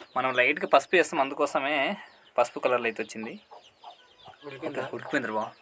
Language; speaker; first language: Telugu; non-native, local second language; Odia